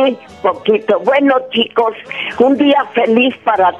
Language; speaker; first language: Spanish; native; Spanish